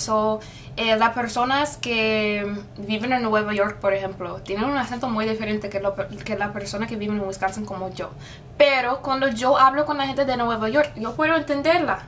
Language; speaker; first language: Spanish; non-native, fluent; English